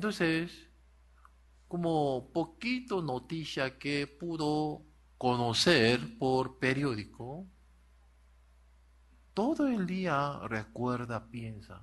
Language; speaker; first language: Spanish; non-native, learner; Korean